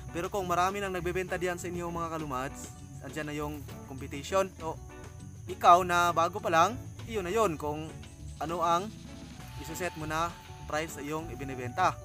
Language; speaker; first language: Filipino; non-native, local second language; Cebuano